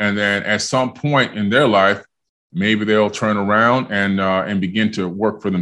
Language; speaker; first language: English; native; English